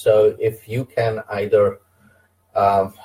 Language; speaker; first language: English; non-native, local second language; Kannada